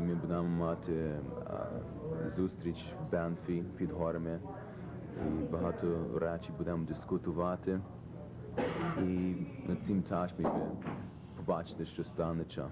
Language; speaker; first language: Ukrainian; early bilingual, heritage; Ukrainian